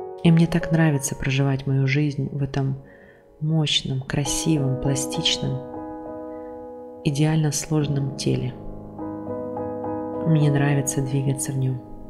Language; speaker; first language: Russian; native; Russian